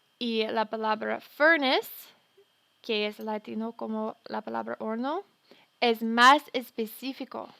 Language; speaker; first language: Spanish; non-native, fluent; English